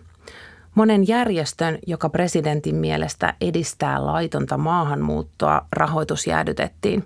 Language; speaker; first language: Finnish; native; Finnish